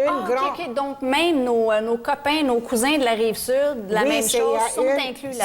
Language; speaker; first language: French; native; French